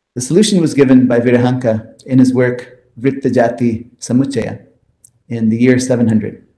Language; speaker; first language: English; early bilingual, other home language; Hindi